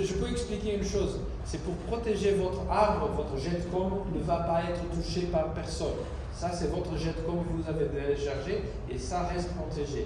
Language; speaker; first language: French; non-native, fluent; Italian